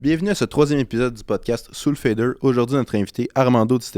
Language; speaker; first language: French; native; French